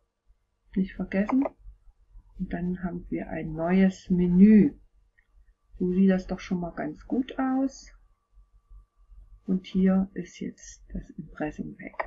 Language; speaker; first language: German; native; German